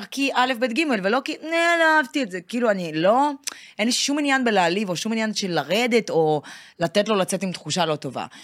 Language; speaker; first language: Hebrew; non-native, fluent; Russian